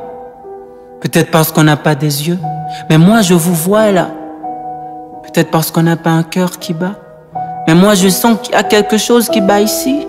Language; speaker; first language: French; non-native, local second language; Haitian Creole